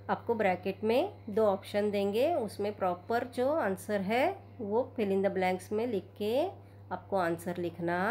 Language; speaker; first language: Hindi; non-native, local second language; Marathi